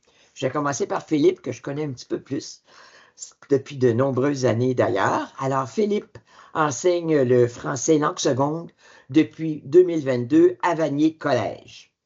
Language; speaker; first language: French; native; French